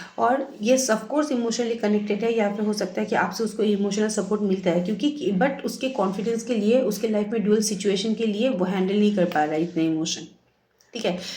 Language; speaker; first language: Hindi; non-native, local second language; Bangla